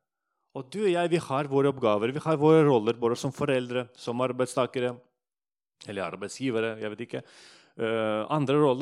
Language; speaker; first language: Norwegian; non-native, fluent; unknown